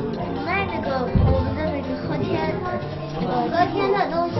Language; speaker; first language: Chinese; non-native, local second language; Uyghur